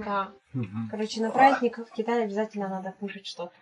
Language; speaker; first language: Russian; native; Russian